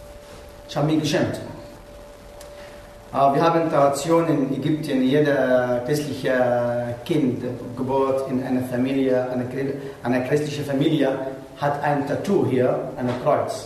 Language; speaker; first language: German; non-native, learner; Arabic